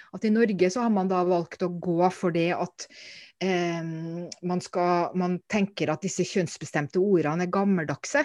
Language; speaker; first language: Norwegian; native; Norwegian